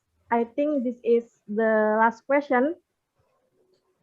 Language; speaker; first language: English; non-native, learner; Indonesian